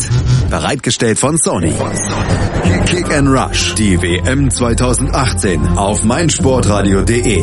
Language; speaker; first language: German; native; German